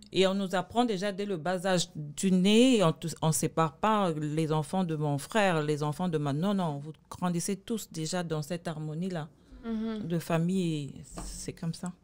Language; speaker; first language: French; non-native, local second language; Lingala